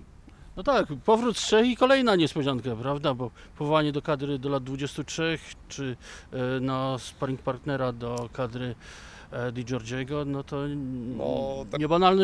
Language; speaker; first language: Polish; native; Polish